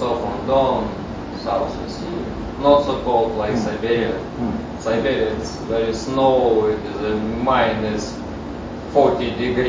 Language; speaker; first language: English; non-native, learner; Russian